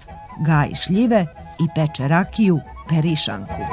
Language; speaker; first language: Serbian; native; Serbian